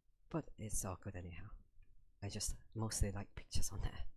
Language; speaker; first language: English; native; English